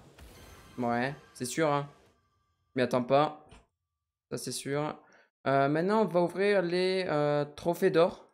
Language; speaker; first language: French; native; French